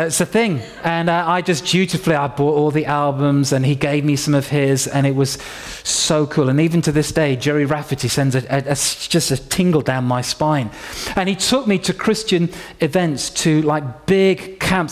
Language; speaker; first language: English; native; English